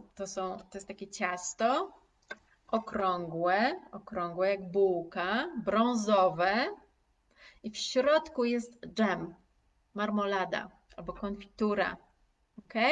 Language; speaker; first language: Polish; native; Polish